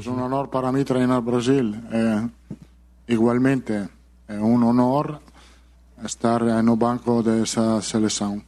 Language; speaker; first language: Portuguese; non-native, learner; Italian